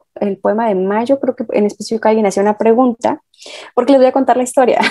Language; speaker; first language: Spanish; native; Spanish